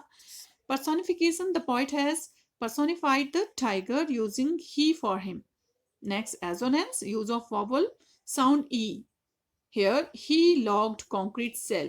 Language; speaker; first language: English; non-native, local second language; Hindi